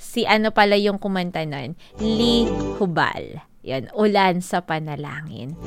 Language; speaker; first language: Filipino; non-native, local second language; Cebuano